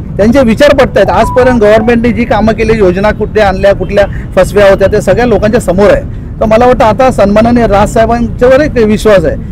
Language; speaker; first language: Marathi; native; Marathi